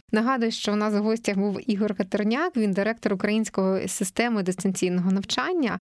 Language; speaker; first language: Ukrainian; native; Ukrainian